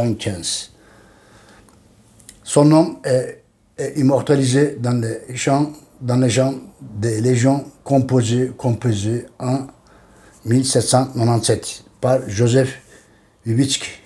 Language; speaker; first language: French; non-native, learner; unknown